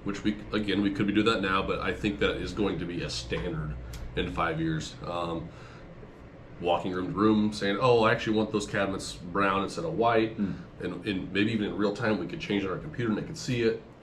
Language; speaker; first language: English; native; English